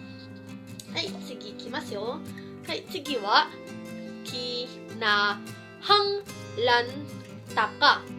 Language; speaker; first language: Japanese; non-native, fluent; Cebuano